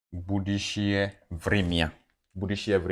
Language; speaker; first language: Russian; non-native, fluent; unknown